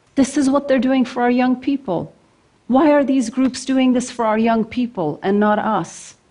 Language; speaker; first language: English; non-native, fluent; Norwegian